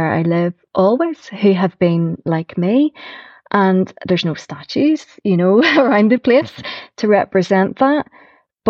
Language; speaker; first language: English; native; English